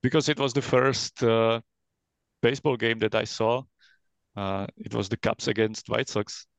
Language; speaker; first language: English; non-native, fluent; Czech